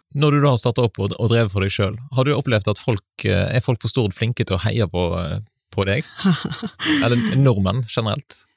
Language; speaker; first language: Norwegian; native; Norwegian